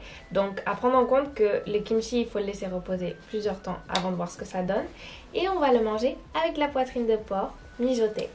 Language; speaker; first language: French; native; French